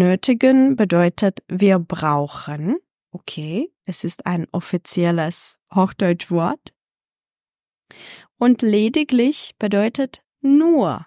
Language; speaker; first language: German; non-native, fluent; Czech